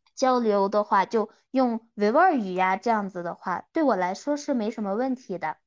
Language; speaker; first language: Chinese; non-native, local second language; Kyrgyz